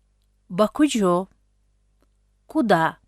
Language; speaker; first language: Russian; non-native, fluent; Tajik